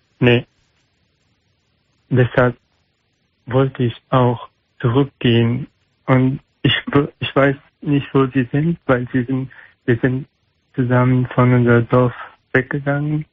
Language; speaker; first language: German; non-native, learner; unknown